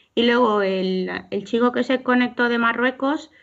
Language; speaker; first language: Spanish; native; Spanish